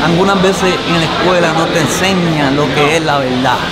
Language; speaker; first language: Spanish; early bilingual, heritage; Spanish